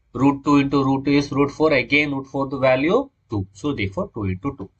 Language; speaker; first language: English; non-native, local second language; Kannada